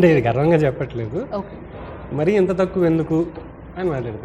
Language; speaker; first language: Telugu; native; Telugu